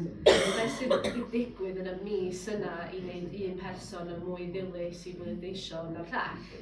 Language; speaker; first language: Welsh; native; Welsh